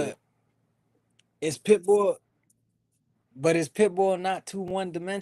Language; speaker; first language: English; native; English